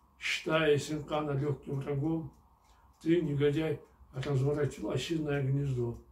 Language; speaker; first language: Russian; non-native, local second language; Kyrgyz